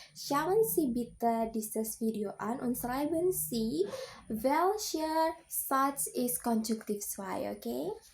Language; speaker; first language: German; non-native, learner; Indonesian